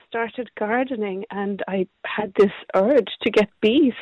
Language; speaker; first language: English; non-native, fluent; Swedish